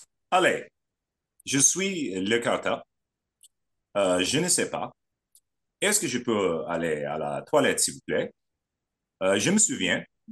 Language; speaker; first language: French; non-native, learner; English